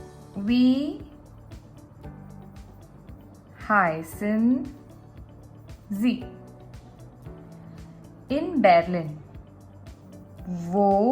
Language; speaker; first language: German; non-native, learner; Gujarati